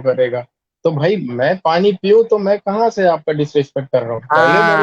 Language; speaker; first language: Hindi; native; Hindi